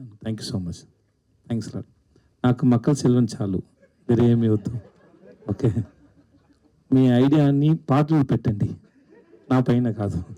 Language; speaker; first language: Telugu; non-native, learner; Tamil